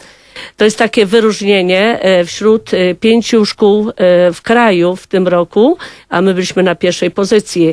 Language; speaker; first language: Polish; non-native, local second language; Kashubian